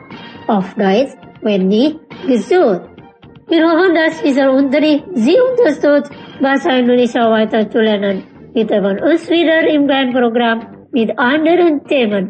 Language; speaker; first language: German; non-native, learner; Indonesian